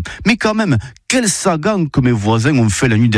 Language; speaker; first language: French; native; French